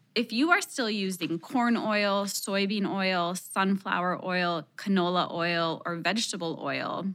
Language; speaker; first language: English; early bilingual, other home language; Spanish